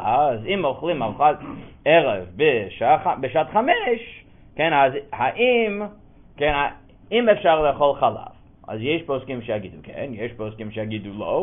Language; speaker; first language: Hebrew; non-native, fluent; English